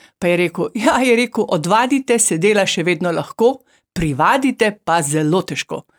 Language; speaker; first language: Slovenian; native; Slovenian